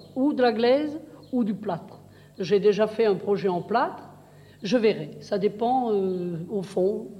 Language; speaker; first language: French; native; French